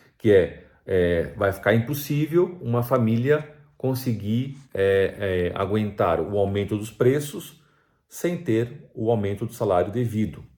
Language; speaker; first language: Portuguese; native; Portuguese